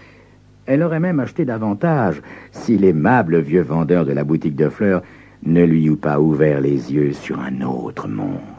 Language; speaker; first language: French; native; French